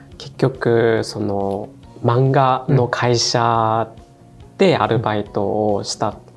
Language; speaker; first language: Japanese; non-native, fluent; Chinese